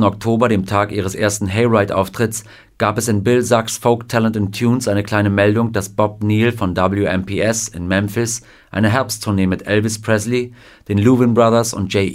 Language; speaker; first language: German; native; German